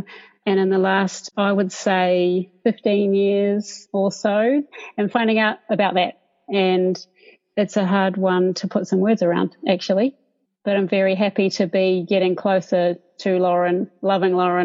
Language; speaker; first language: English; native; English